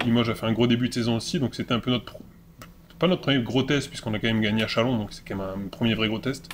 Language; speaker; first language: French; native; French